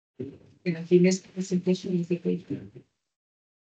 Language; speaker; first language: English; non-native, learner; Spanish